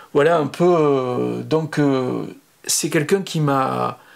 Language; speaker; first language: French; native; French